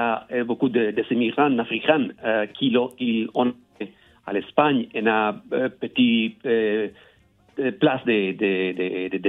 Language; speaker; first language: French; non-native, learner; Spanish